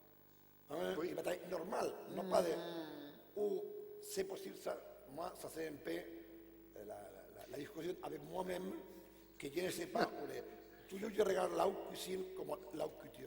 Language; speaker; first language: French; non-native, fluent; Catalan